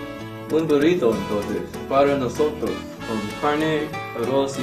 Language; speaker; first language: Spanish; non-native, learner; English